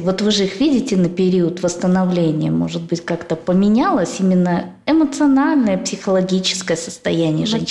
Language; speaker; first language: Russian; native; Russian